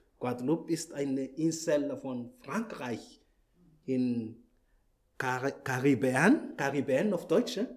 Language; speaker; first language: German; non-native, learner; Malagasy